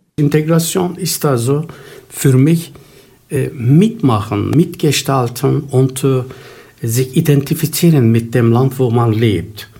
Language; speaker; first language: German; non-native, fluent; Turkish